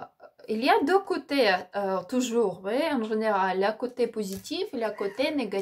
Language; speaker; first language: French; non-native, learner; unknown